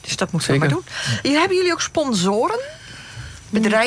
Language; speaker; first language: Dutch; native; Dutch